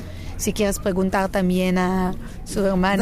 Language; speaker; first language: Spanish; non-native, fluent; Hebrew